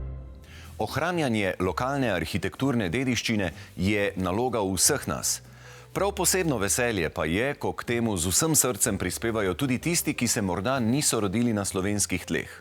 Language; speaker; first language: Slovenian; native; Slovenian